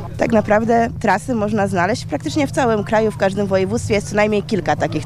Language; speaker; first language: Polish; native; Polish